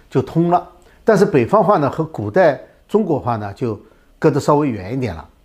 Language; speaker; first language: Chinese; native; Chinese